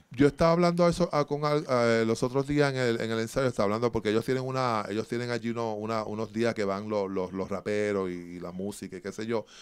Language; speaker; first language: Spanish; native; Spanish